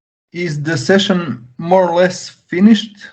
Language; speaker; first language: English; non-native, learner; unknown